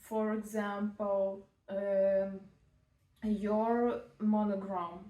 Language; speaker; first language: English; non-native, learner; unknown